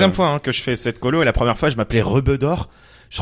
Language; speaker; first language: French; native; French